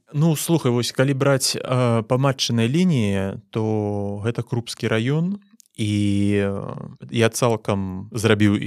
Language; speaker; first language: Belarusian; non-native, local second language; Russian